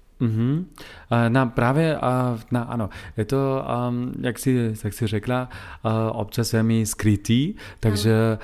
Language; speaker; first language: Czech; non-native, learner; German